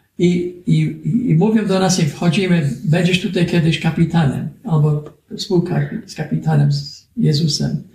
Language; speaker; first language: Polish; early bilingual, heritage; Polish